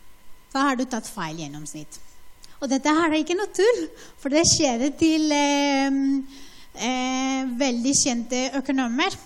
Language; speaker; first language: Norwegian; non-native, fluent; Spanish